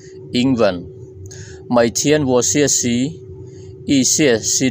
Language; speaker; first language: Chinese; non-native, fluent; Khmer